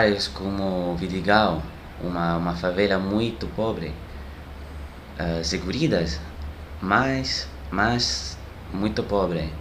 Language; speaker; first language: Portuguese; non-native, learner; French